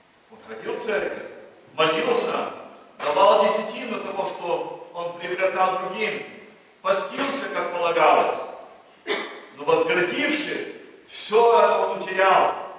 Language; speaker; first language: Russian; early bilingual, heritage; Russian